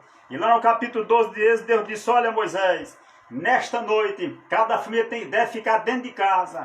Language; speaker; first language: Portuguese; native; Portuguese